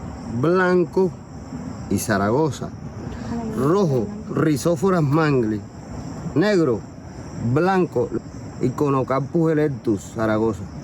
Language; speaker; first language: Spanish; native; Spanish